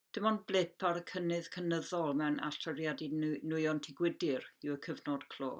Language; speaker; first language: Welsh; non-native, local second language; English